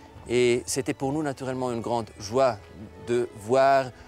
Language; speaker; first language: French; non-native, fluent; German